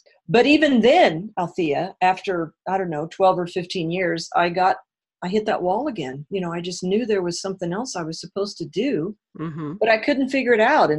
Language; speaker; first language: English; native; English